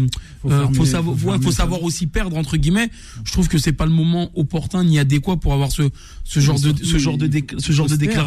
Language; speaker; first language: French; native; French